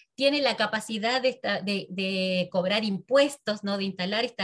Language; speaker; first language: Spanish; native; Spanish